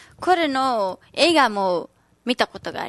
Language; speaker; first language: Japanese; non-native, learner; Nepali